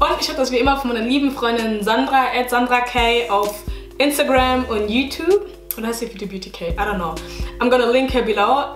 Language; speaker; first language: German; native; German